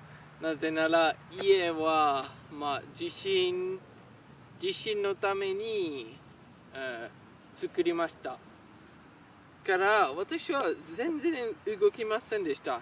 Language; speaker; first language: Japanese; non-native, learner; French